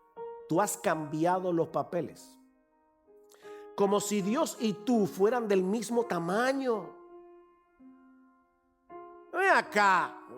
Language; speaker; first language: Spanish; native; Spanish